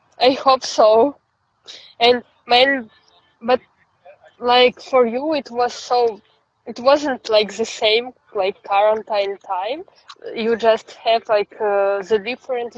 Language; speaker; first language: English; non-native, fluent; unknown